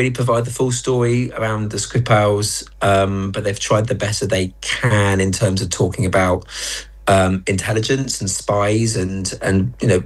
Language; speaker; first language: English; native; English